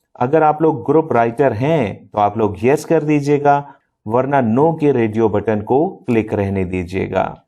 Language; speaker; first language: Urdu; non-native, local second language; Punjabi